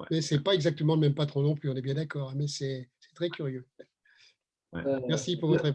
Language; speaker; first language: French; native; French